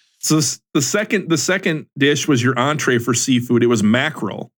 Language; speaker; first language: English; native; English